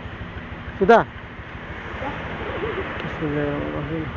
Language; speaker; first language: Indonesian; non-native, learner; Bangla